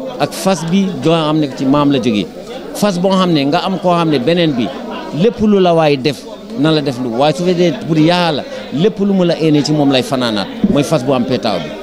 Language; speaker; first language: Wolof; non-native, local second language; Fula